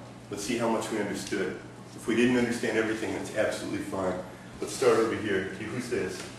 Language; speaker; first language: English; native; English